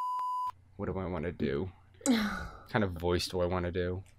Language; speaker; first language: English; native; English